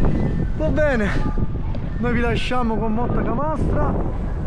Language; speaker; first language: Italian; native; Italian